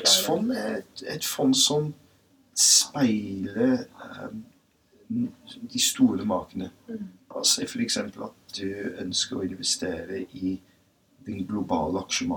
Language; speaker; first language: Norwegian; non-native, fluent; English